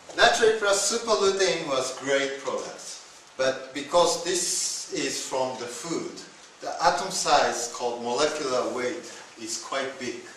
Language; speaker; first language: English; non-native, fluent; Japanese